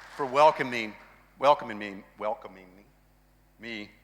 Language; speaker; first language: English; native; English